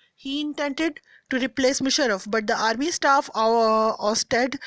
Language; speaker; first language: English; non-native, local second language; Urdu